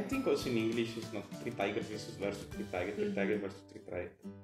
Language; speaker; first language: English; non-native, fluent; Italian